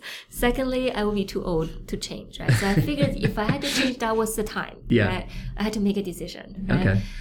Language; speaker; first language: English; non-native, fluent; Chinese